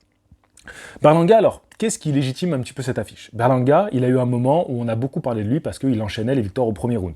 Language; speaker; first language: French; native; French